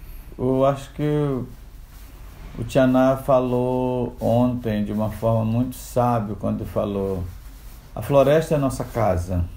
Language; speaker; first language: Portuguese; non-native, local second language; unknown